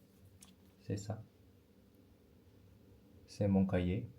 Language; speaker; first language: French; non-native, learner; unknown